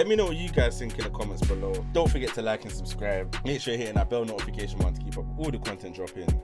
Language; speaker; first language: English; native; English